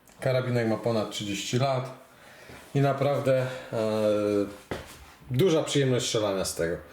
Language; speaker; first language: Polish; native; Polish